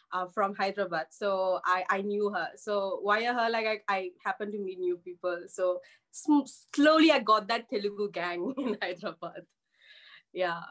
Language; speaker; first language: English; non-native, local second language; Telugu